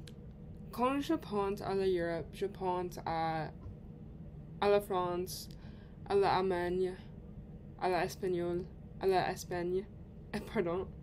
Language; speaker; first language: French; non-native, learner; English